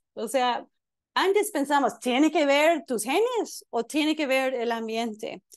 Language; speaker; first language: Spanish; non-native, fluent; English